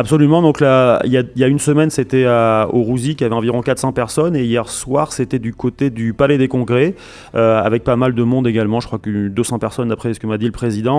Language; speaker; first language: French; native; French